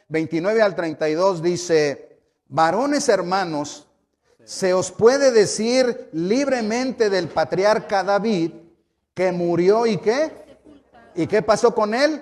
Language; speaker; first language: Spanish; native; Spanish